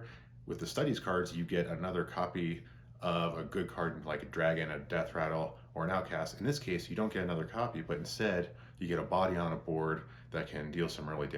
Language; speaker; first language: English; native; English